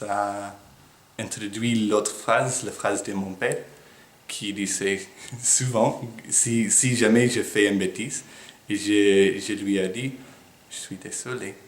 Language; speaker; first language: French; non-native, fluent; English